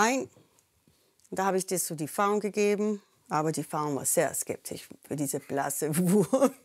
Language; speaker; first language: German; non-native, fluent; Danish